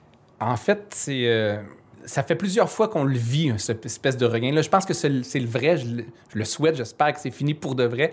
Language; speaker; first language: French; native; French